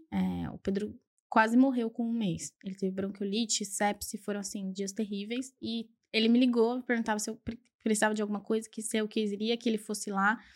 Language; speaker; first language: Portuguese; early bilingual, other home language; Spanish